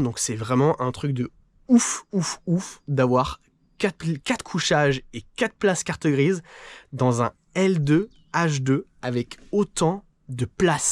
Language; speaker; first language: French; native; French